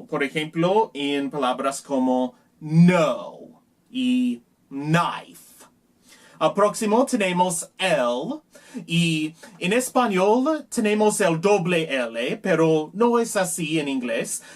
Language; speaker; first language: Spanish; non-native, learner; English